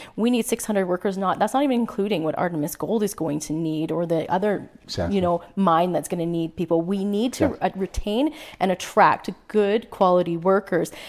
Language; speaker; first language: English; native; English